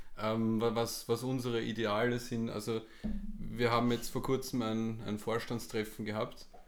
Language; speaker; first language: German; native; German